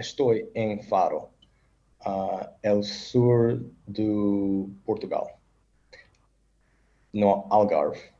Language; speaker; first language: Portuguese; non-native, learner; English